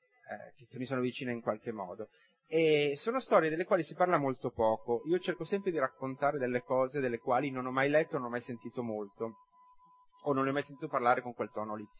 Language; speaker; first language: Italian; native; Italian